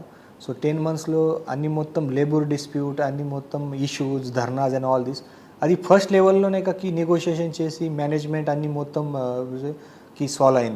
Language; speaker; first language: Telugu; non-native, fluent; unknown